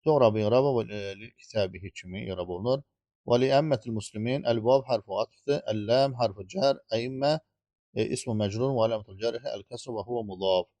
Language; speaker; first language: Arabic; non-native, fluent; Azerbaijani